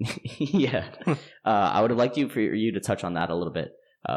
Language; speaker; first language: English; native; English